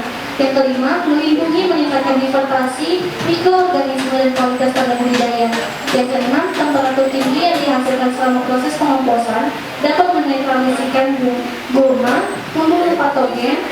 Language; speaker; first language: Indonesian; native; Indonesian